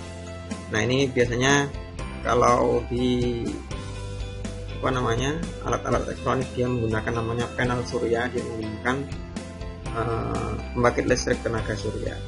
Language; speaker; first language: Indonesian; native; Indonesian